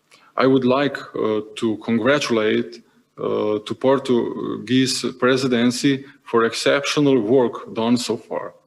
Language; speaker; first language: English; non-native, fluent; Slovenian